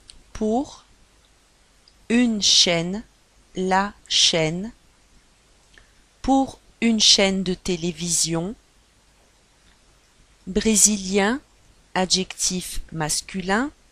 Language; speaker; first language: French; non-native, learner; Portuguese